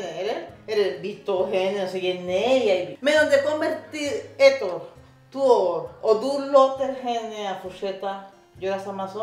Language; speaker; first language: Swedish; non-native, learner; Spanish